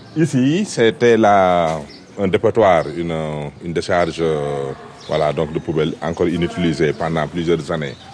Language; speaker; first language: French; non-native, local second language; Wolof